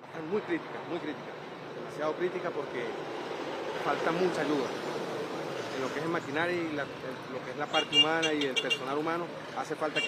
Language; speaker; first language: Spanish; native; Spanish